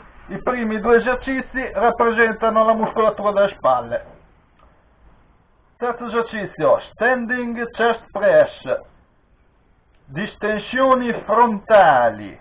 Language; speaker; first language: Italian; native; Italian